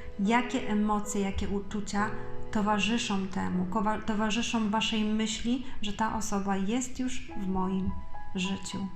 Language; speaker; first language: Polish; native; Polish